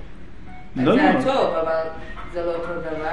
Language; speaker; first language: Hebrew; non-native, learner; English